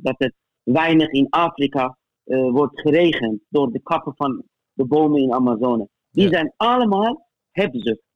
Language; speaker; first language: Dutch; non-native, fluent; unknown